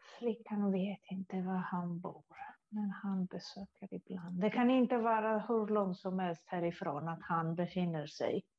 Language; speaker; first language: Swedish; non-native, fluent; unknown